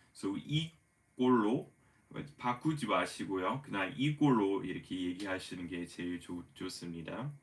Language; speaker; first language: Korean; non-native, fluent; English